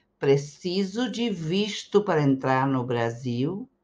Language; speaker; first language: Portuguese; non-native, fluent; Spanish